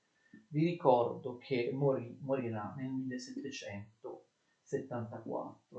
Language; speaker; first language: Italian; native; Italian